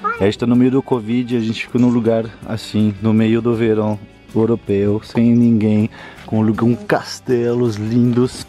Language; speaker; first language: Portuguese; non-native, fluent; French